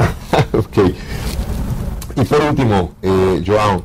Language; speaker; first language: Portuguese; non-native, learner; Spanish